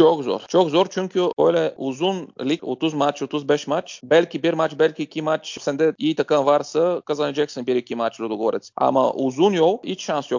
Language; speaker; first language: Turkish; non-native, learner; Bulgarian